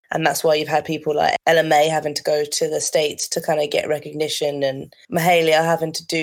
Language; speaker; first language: English; native; English